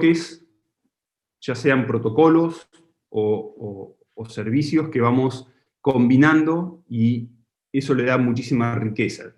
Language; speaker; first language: Spanish; native; Spanish